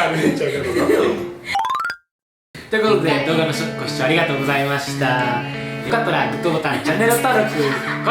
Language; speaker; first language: Japanese; native; Japanese